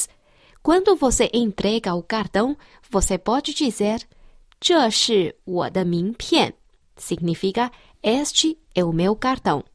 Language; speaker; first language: Portuguese; non-native, fluent; Chinese